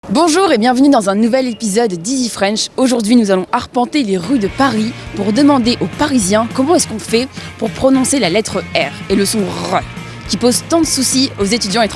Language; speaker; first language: French; native; French